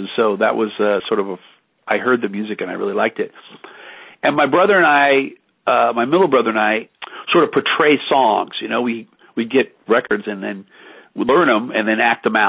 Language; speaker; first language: English; native; English